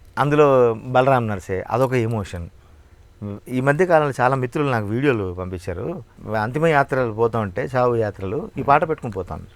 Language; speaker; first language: Telugu; native; Telugu